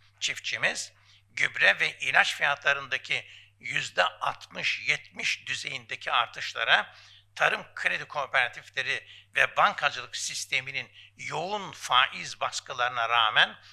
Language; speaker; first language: Turkish; native; Turkish